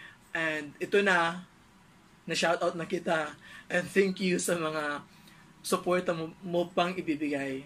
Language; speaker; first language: Filipino; non-native, local second language; Cebuano